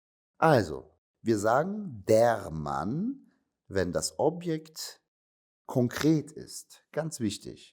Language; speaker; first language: German; non-native, fluent; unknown